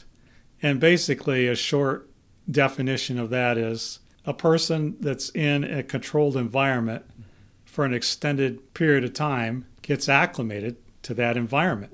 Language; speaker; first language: English; native; English